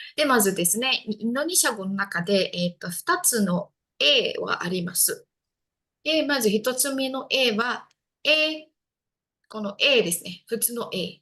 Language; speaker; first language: Japanese; non-native, fluent; Indonesian